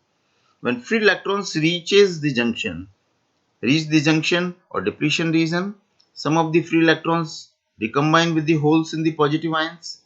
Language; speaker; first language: English; non-native, local second language; Hindi